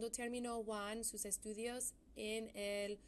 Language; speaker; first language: Spanish; non-native, fluent; English